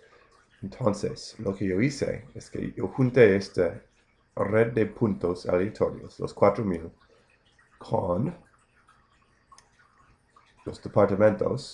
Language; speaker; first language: Spanish; non-native, fluent; English